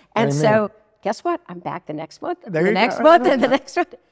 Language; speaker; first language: English; native; English